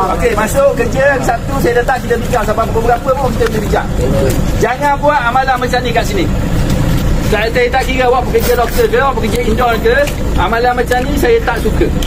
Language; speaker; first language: Malay; native; Malay